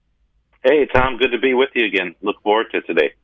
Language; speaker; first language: English; native; English